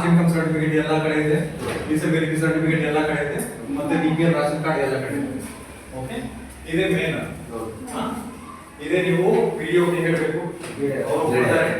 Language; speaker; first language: Kannada; non-native, local second language; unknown